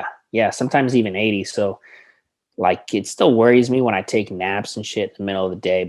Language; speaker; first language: English; native; English